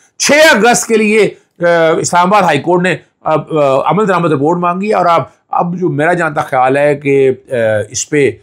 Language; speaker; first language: Urdu; non-native, local second language; Punjabi